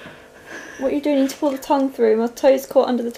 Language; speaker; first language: English; native; English